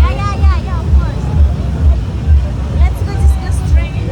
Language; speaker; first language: English; non-native, learner; Indonesian